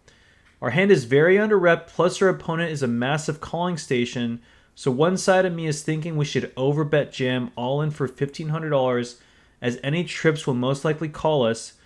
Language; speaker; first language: English; native; English